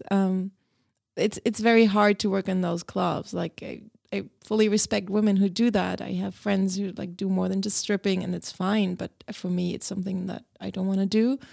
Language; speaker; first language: English; non-native, fluent; German